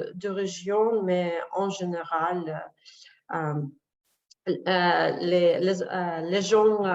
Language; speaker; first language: French; non-native, learner; Russian